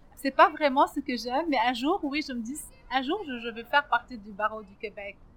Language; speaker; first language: French; non-native, local second language; Arabic